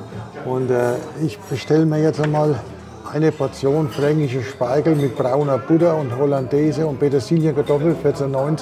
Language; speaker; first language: German; native; German